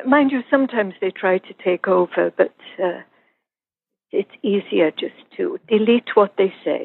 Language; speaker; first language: English; native; English